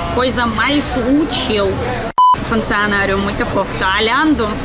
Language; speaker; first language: Portuguese; non-native, learner; Russian